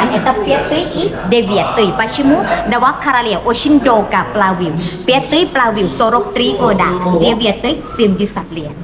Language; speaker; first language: Russian; non-native, learner; Thai